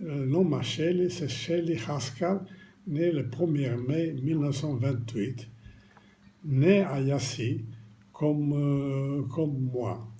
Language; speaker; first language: French; non-native, fluent; Romanian